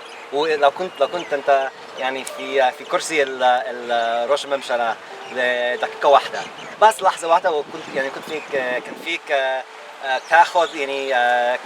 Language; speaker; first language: Arabic; non-native, learner; Hebrew